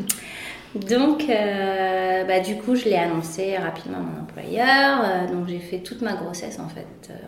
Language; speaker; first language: French; native; French